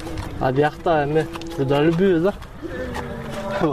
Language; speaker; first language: Kyrgyz; non-native, local second language; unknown